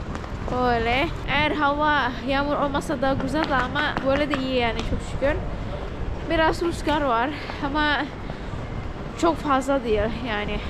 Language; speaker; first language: Turkish; non-native, learner; Indonesian